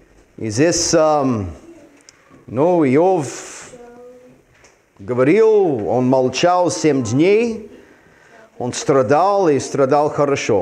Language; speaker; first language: Russian; non-native, fluent; English